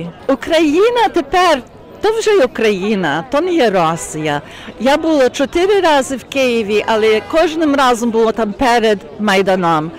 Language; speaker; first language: Ukrainian; early bilingual, heritage; Ukrainian